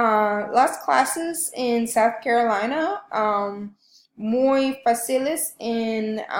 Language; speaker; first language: Spanish; non-native, learner; English